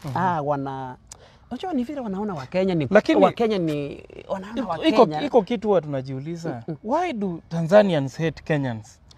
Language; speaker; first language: Swahili; non-native, local second language; Gusii